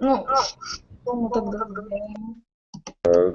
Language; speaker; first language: Russian; native; Russian